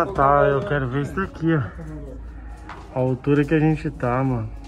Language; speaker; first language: Portuguese; native; Portuguese